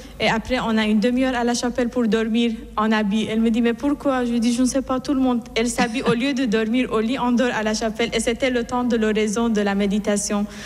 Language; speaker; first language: French; non-native, fluent; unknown